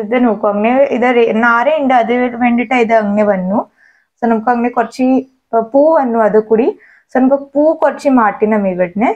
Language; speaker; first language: Malayalam; non-native, learner; Hindi